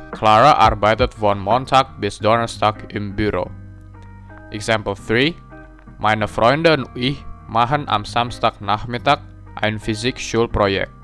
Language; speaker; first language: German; non-native, learner; Indonesian